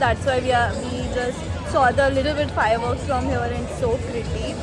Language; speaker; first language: English; non-native, local second language; Hindi